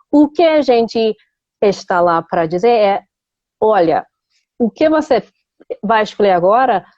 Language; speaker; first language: Portuguese; non-native, fluent; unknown